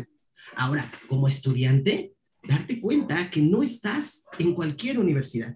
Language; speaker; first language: Spanish; native; Spanish